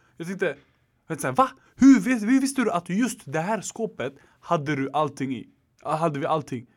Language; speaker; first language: Swedish; early bilingual, other home language; Arabic